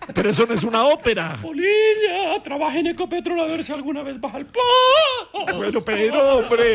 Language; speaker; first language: Spanish; native; Spanish